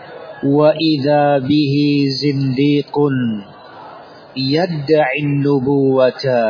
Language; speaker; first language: Arabic; non-native, fluent; Indonesian